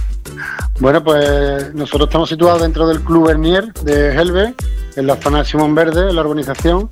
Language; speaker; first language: Spanish; native; Spanish